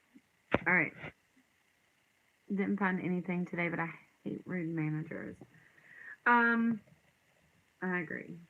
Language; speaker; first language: English; native; English